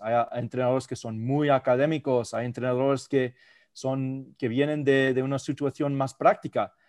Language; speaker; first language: Spanish; non-native, fluent; German